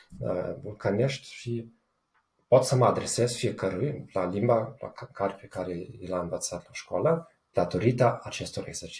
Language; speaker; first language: Romanian; non-native, fluent; German